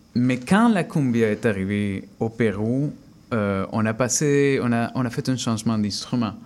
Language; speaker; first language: French; non-native, fluent; Spanish